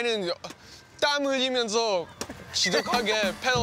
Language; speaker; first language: Korean; early bilingual, heritage; English